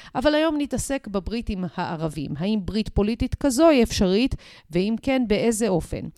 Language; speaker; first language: Hebrew; native; Hebrew